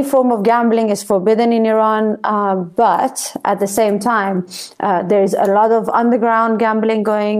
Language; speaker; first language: English; non-native, fluent; Persian